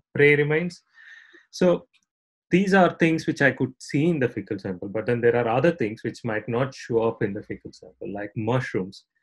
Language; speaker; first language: English; non-native, local second language; Tamil